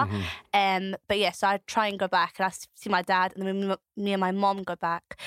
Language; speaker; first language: English; native; English